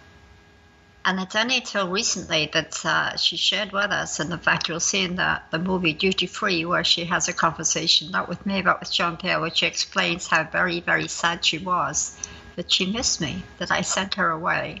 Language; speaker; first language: English; native; English